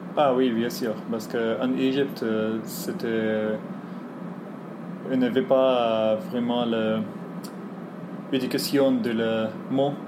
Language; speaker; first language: French; non-native, learner; Arabic